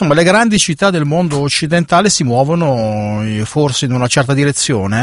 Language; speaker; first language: Italian; native; Italian